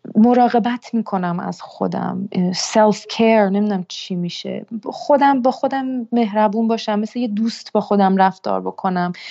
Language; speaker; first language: Persian; early bilingual, heritage; Persian